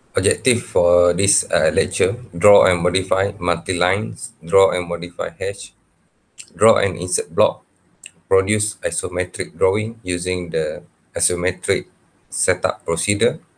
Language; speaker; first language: English; non-native, local second language; Malay